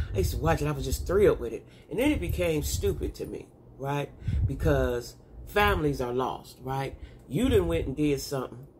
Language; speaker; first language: English; native; English